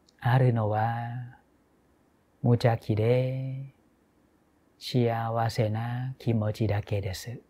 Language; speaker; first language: Japanese; non-native, fluent; Thai